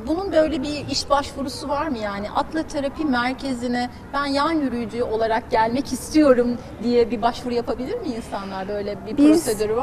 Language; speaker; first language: Turkish; native; Turkish